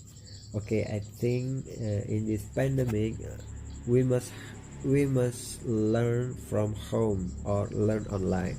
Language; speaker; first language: English; non-native, learner; Indonesian